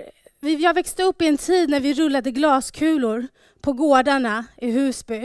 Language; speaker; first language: Swedish; early bilingual, other home language; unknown